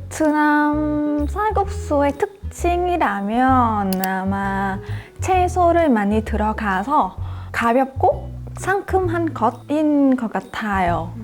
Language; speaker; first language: Korean; non-native, fluent; Vietnamese